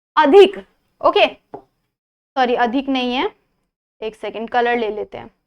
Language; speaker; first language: Hindi; non-native, local second language; Marathi